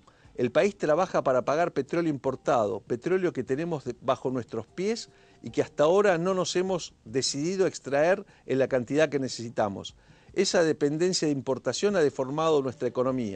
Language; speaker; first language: Spanish; native; Spanish